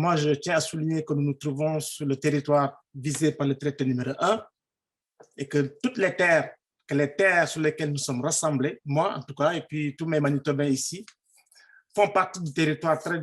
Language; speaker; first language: French; non-native, local second language; Fula